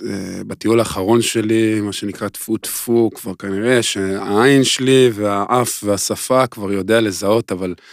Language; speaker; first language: Hebrew; native; Hebrew